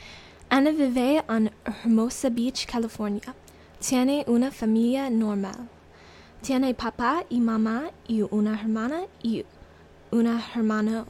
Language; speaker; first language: Spanish; non-native, learner; English